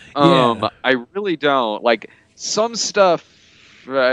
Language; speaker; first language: English; native; English